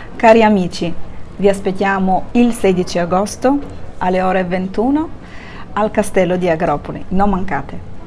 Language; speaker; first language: Italian; non-native, fluent; Bulgarian